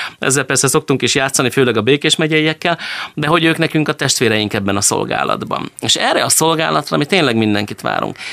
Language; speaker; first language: Hungarian; native; Hungarian